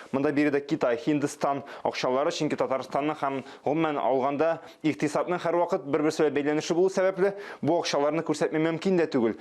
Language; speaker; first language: Tatar; native; Tatar